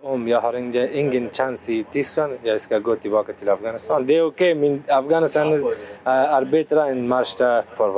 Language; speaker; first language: Swedish; non-native, learner; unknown